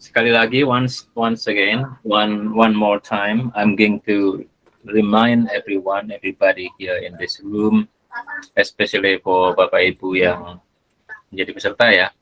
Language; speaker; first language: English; non-native, fluent; Indonesian